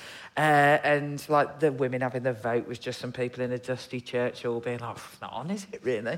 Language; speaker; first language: English; native; English